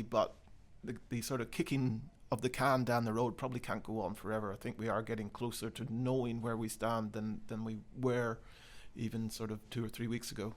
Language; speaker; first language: English; native; English